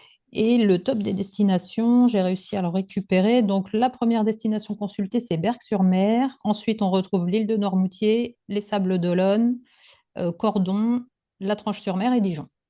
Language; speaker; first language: French; native; French